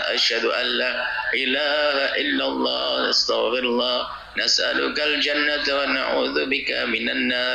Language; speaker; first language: Indonesian; native; Indonesian